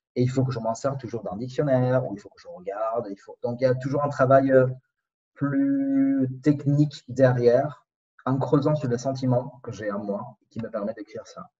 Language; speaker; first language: French; non-native, fluent; Spanish